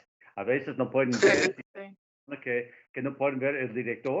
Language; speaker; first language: Spanish; non-native, fluent; English